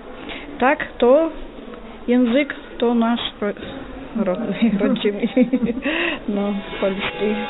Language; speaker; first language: Polish; non-native, learner; Russian